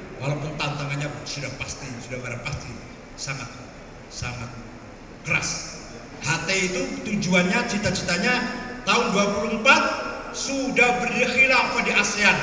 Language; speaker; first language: Malay; non-native, local second language; Javanese